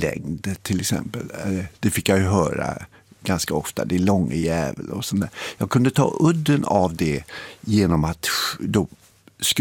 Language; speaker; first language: Swedish; native; Swedish